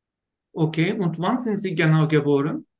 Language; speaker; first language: German; non-native, learner; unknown